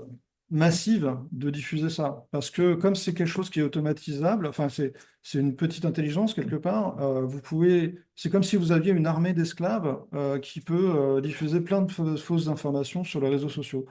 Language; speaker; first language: French; native; French